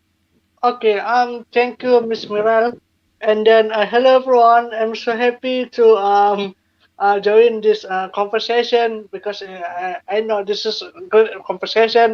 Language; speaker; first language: English; non-native, learner; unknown